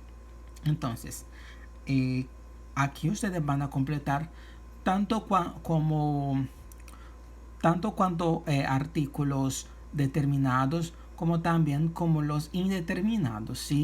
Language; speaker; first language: Spanish; non-native, fluent; Portuguese